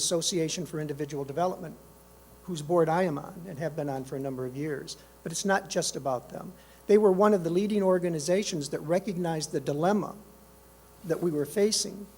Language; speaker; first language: English; native; English